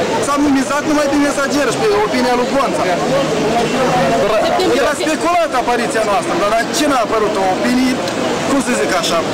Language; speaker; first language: Romanian; native; Romanian